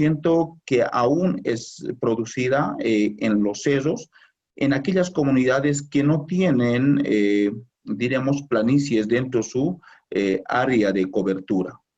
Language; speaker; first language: Spanish; native; Spanish